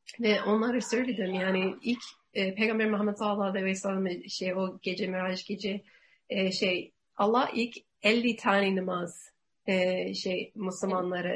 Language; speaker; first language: Turkish; non-native, learner; English